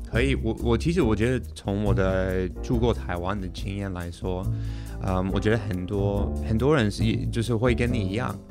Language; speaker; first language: Chinese; non-native, fluent; English